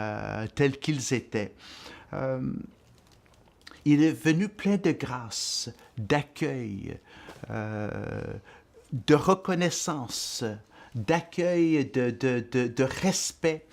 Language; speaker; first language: French; native; French